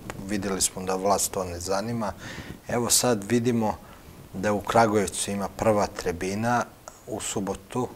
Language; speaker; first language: Croatian; native; Croatian